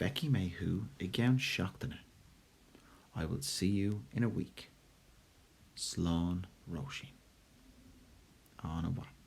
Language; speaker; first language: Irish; non-native, local second language; English